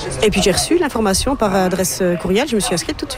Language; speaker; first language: French; native; French